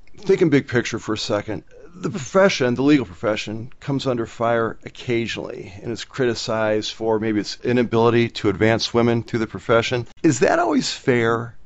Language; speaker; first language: English; native; English